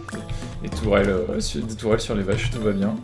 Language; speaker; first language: French; native; French